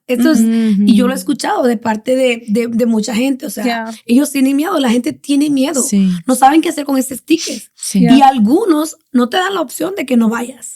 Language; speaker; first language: Spanish; native; Spanish